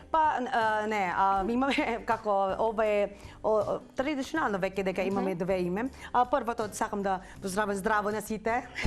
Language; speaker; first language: Macedonian; non-native, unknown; Filipino